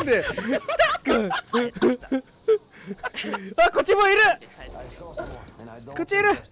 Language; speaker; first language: Japanese; non-native, learner; English